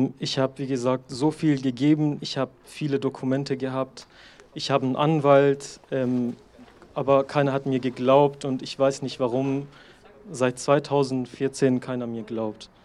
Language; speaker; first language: German; non-native, fluent; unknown